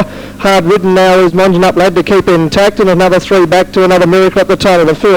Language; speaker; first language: English; native; English